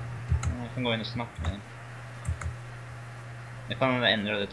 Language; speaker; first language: Norwegian; native; Norwegian